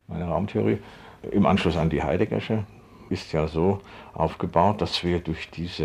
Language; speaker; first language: German; native; German